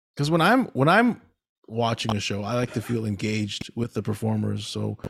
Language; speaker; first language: English; early bilingual, other home language; Filipino